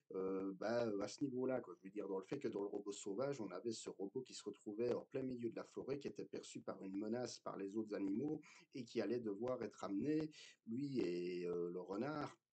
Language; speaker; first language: French; native; French